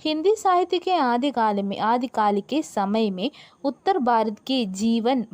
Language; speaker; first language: Hindi; non-native, local second language; Malayalam